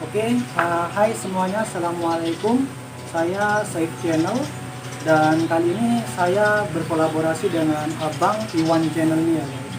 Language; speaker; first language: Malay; non-native, local second language; Madurese